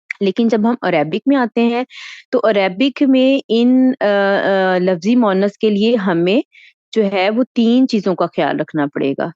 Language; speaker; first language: Urdu; native; Urdu